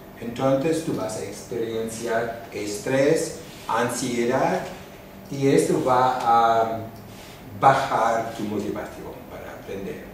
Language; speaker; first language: Spanish; non-native, fluent; German